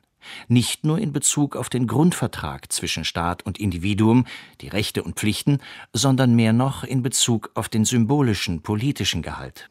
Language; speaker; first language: German; native; German